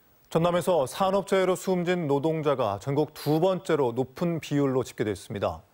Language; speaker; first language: Korean; native; Korean